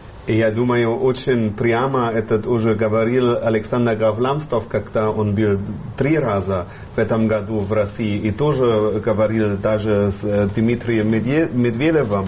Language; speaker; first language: Russian; non-native, fluent; German